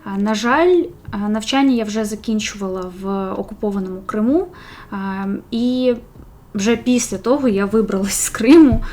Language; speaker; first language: Ukrainian; non-native, local second language; Russian